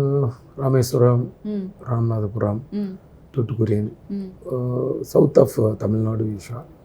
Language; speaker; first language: Telugu; non-native, local second language; Tamil